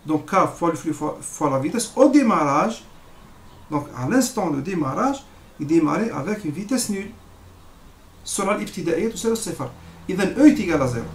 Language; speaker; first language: French; non-native, local second language; Arabic